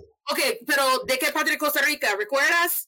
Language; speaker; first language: Spanish; non-native, fluent; English